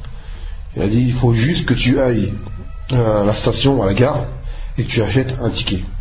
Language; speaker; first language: French; native; French